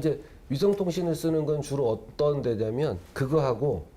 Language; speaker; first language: Korean; native; Korean